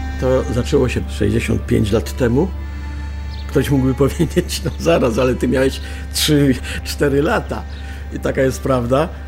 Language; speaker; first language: Polish; native; Polish